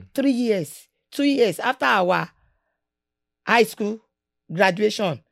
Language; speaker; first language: English; non-native, local second language; Yoruba